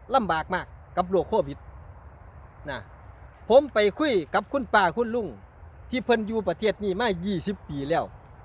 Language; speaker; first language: Thai; native; Thai